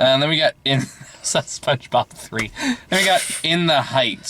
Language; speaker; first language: English; native; English